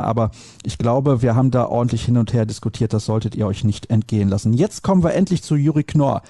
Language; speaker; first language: German; native; German